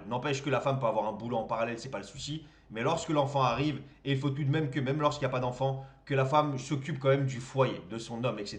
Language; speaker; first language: French; native; French